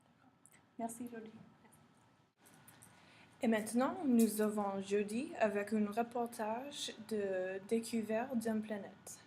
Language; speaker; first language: French; non-native, learner; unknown